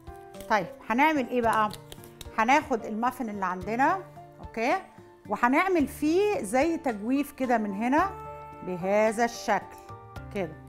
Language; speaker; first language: Arabic; native; Arabic